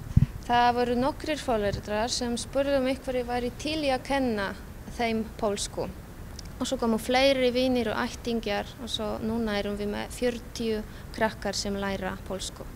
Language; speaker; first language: Icelandic; non-native, fluent; Polish